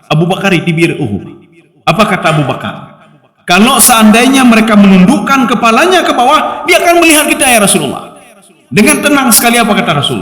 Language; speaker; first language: Indonesian; native; Indonesian